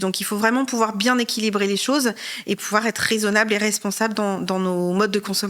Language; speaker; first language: French; native; French